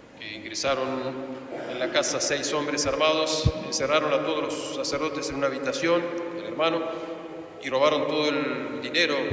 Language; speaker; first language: Spanish; native; Spanish